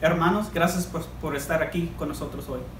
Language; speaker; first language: Spanish; early bilingual, heritage; Spanish